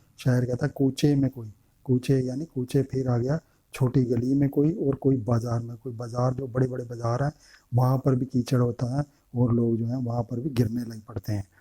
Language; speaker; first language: Urdu; non-native, local second language; Punjabi